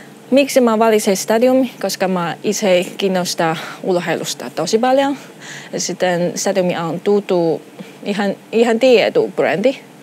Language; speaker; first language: Finnish; non-native, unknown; Chinese